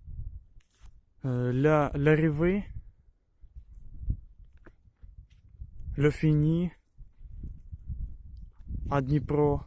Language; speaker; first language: French; non-native, learner; Ukrainian